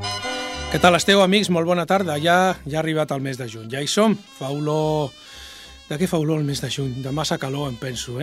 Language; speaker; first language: Catalan; native; Catalan